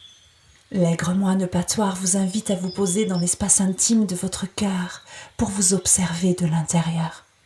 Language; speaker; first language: French; native; French